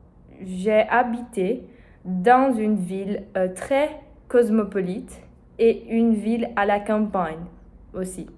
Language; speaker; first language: French; non-native, learner; Portuguese